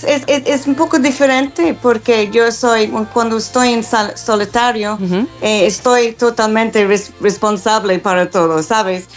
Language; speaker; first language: Spanish; non-native, fluent; English